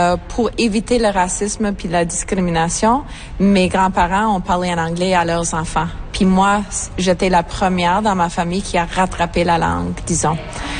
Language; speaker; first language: French; native; French